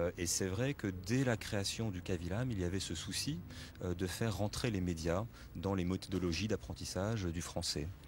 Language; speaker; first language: French; native; French